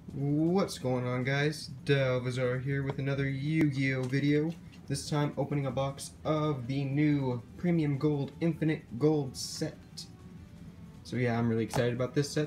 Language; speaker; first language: English; native; English